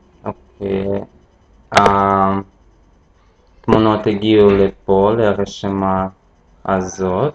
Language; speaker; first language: Hebrew; non-native, fluent; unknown